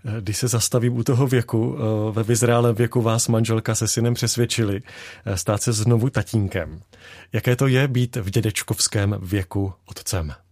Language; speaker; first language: Czech; native; Czech